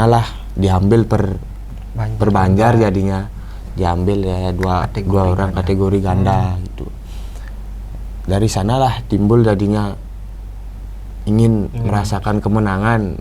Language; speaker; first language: Indonesian; non-native, local second language; Balinese